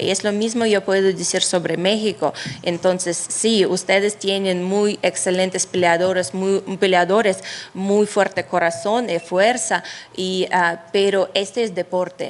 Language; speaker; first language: Spanish; non-native, fluent; Russian